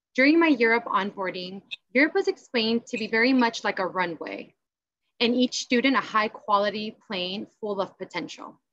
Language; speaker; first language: English; native; English